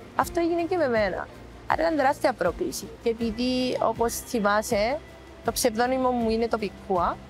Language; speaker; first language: Greek; native; Greek